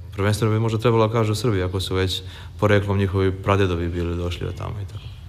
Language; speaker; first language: Serbian; native; Serbian